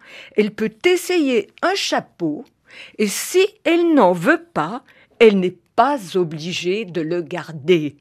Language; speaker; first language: French; native; French